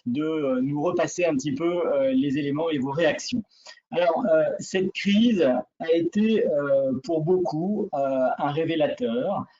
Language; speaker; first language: French; native; French